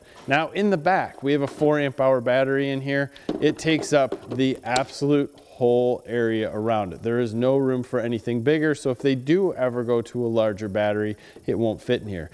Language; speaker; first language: English; native; English